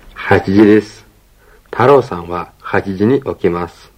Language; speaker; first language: Japanese; non-native, learner; Mongolian